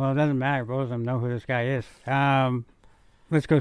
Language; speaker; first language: English; native; English